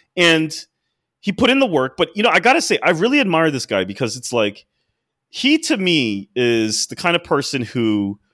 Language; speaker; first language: English; native; English